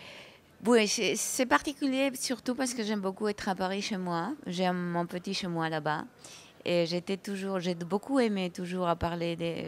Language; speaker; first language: French; non-native, fluent; Spanish